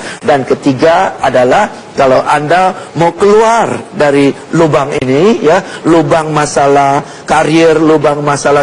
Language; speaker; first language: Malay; non-native, fluent; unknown